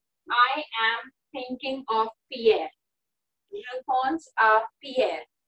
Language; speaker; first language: French; non-native, fluent; Hindi